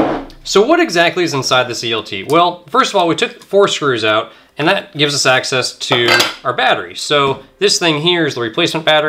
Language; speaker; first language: English; native; English